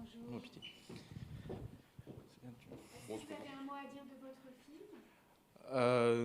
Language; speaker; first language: French; native; French